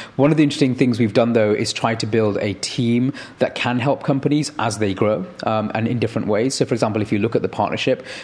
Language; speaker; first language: English; native; English